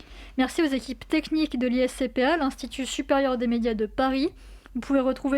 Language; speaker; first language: French; native; French